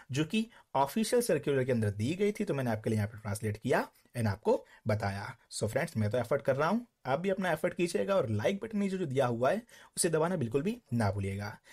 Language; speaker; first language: Hindi; non-native, local second language; Gujarati